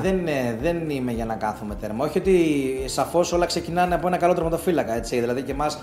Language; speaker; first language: Greek; native; Greek